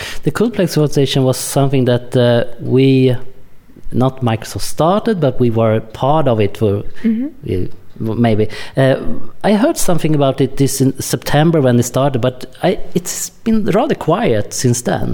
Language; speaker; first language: English; non-native, fluent; Swedish